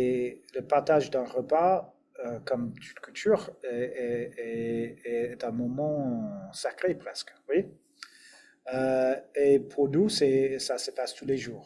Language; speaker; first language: French; non-native, fluent; English